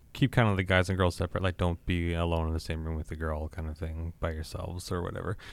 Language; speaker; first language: English; native; English